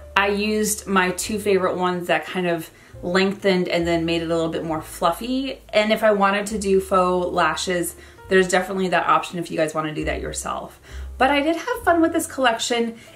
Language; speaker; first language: English; native; English